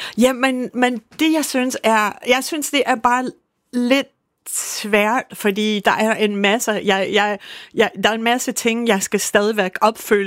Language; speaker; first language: Danish; non-native, fluent; English